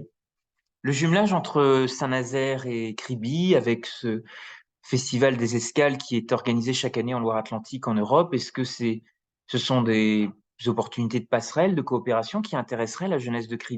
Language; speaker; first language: French; native; French